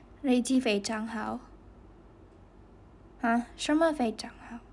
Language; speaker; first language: Chinese; non-native, learner; Indonesian